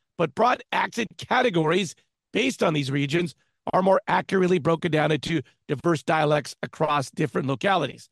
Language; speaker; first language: English; native; English